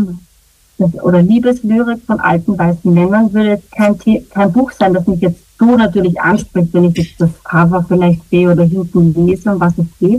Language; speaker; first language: German; native; German